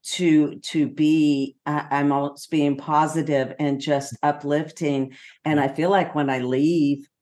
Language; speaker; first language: English; native; English